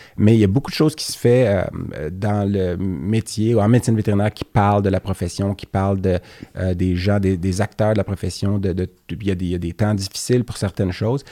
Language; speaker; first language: French; native; French